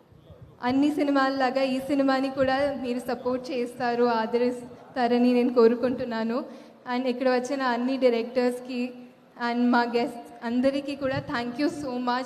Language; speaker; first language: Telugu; non-native, fluent; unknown